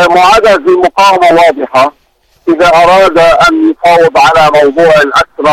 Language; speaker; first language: Arabic; native; Arabic